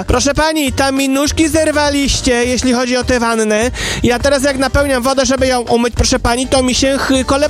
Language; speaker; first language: Polish; native; Polish